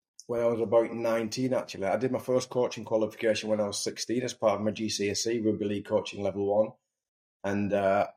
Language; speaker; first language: English; native; English